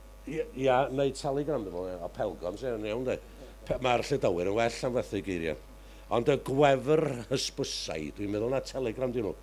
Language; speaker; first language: Welsh; native; Welsh